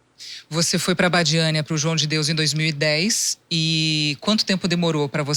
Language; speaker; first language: Portuguese; native; Portuguese